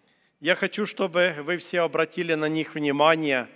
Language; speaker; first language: Russian; native; Russian